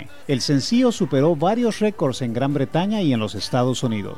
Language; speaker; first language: Spanish; native; Spanish